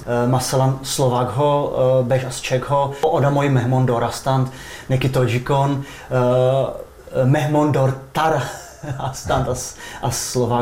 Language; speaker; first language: Persian; non-native, fluent; Czech